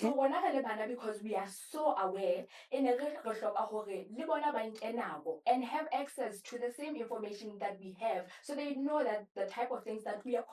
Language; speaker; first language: English; non-native, local second language; Southern Sotho